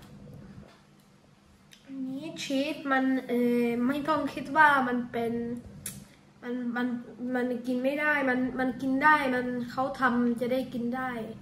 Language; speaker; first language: Thai; early bilingual, heritage; Thai